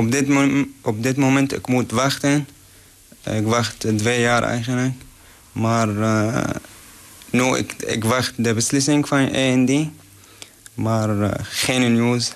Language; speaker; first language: Dutch; non-native, learner; Arabic